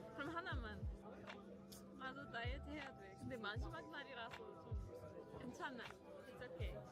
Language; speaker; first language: Korean; non-native, fluent; French